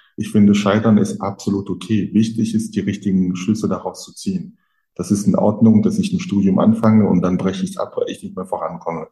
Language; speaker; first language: German; early bilingual, other home language; French